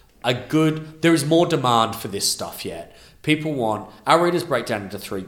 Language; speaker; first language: English; native; English